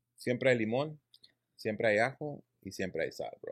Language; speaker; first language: Spanish; early bilingual, heritage; Spanish